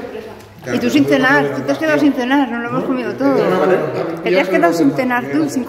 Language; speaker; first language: Spanish; native; Spanish